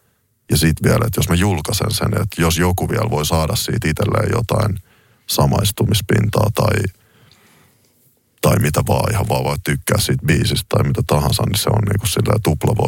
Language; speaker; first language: Finnish; native; Finnish